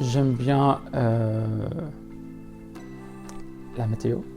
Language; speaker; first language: French; non-native, fluent; Arabic